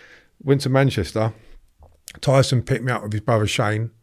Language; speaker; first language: English; native; English